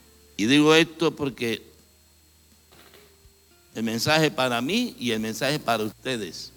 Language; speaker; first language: Spanish; native; Spanish